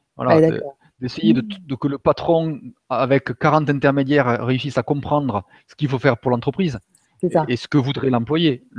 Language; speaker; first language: French; native; French